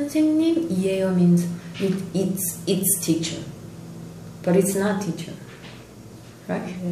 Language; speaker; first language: English; non-native, fluent; Korean